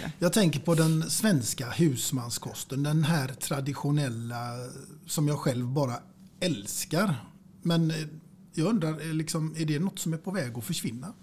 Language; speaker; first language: Swedish; native; Swedish